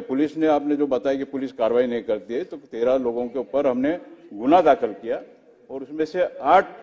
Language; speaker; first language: Hindi; non-native, local second language; Marathi